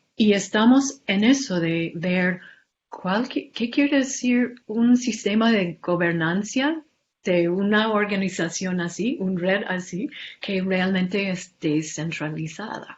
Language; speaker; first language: Spanish; non-native, fluent; English